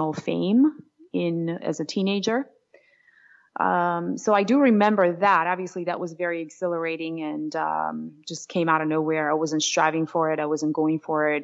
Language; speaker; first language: English; non-native, fluent; Georgian